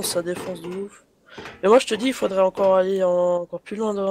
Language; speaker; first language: French; native; French